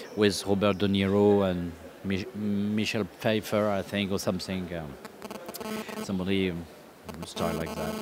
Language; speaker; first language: English; non-native, learner; French